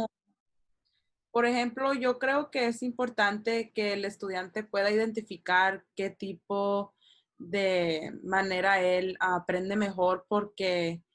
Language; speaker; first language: Spanish; early bilingual, heritage; Spanish